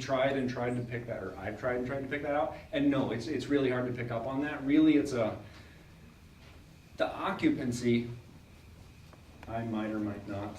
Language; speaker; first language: English; native; English